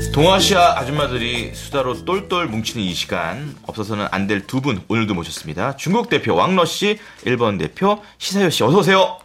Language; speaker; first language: Korean; native; Korean